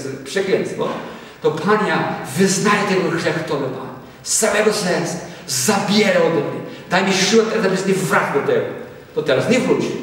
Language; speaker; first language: Polish; non-native, learner; Portuguese